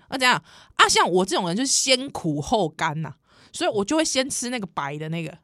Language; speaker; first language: Chinese; native; Chinese